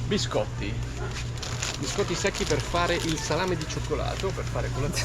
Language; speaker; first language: Italian; native; Italian